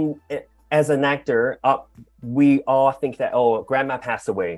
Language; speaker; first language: English; non-native, local second language; Cantonese